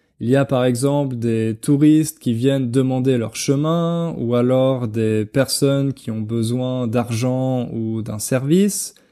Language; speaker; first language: French; native; French